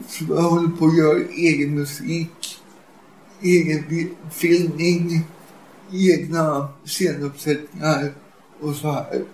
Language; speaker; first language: Swedish; native; Swedish